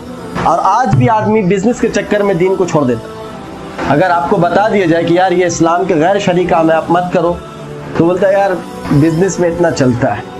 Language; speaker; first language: Urdu; native; Urdu